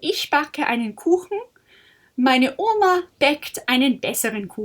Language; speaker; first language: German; non-native, fluent; English